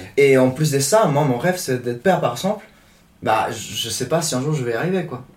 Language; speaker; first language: French; non-native, fluent; Spanish